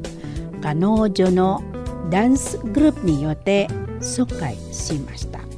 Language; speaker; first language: Japanese; non-native, learner; Indonesian